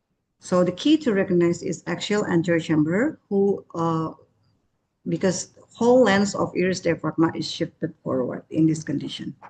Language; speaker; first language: English; non-native, fluent; Indonesian